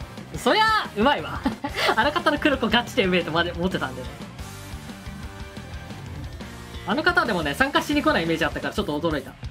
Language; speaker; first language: Japanese; native; Japanese